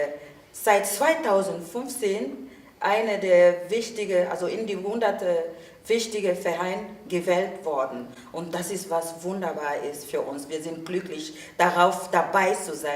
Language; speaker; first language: German; non-native, fluent; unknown